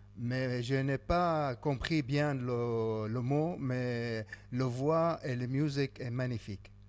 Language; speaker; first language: French; non-native, learner; Arabic